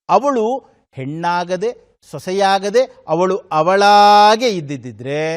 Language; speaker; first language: Kannada; native; Kannada